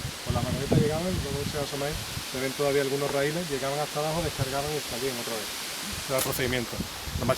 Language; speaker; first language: Spanish; native; Spanish